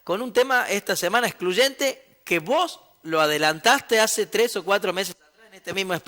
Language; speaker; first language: Spanish; native; Spanish